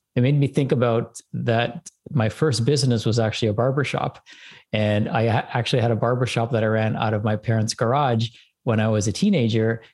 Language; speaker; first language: English; early bilingual, other home language; Hindi